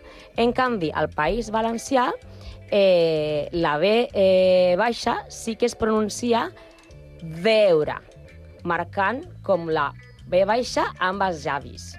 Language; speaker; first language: Catalan; non-native, learner; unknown